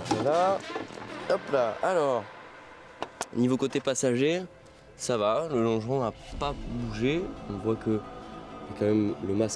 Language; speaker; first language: French; native; French